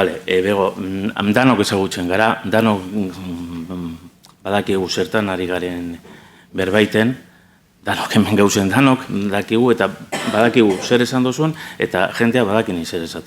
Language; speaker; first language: Basque; native; Basque